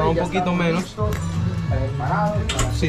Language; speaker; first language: Spanish; non-native, learner; English